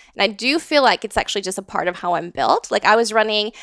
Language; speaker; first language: English; non-native, fluent; Latvian